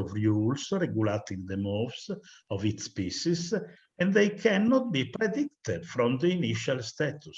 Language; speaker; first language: English; non-native, fluent; Italian